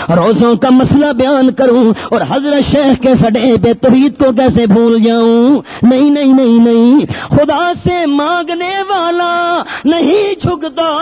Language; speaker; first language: Urdu; non-native, local second language; Pashto